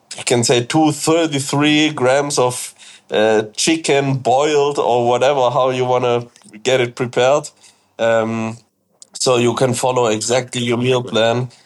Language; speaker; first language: English; non-native, fluent; German